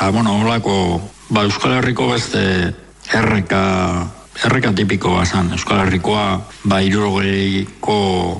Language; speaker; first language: Basque; native; Basque